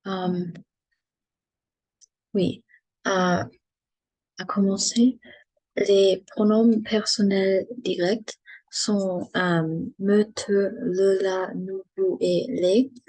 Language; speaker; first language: French; non-native, learner; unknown